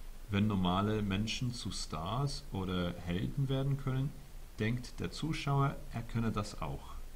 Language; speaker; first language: German; non-native, fluent; English